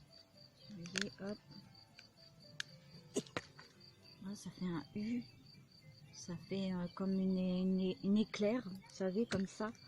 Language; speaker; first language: French; native; French